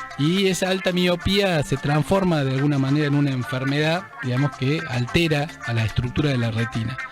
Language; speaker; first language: Spanish; native; Spanish